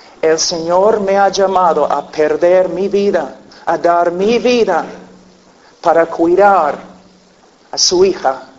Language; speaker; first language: Spanish; non-native, fluent; English